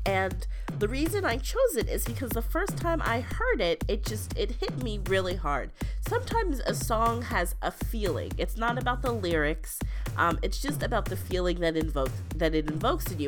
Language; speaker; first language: English; native; English